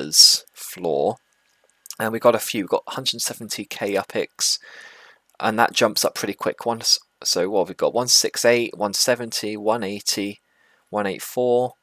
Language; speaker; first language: English; native; English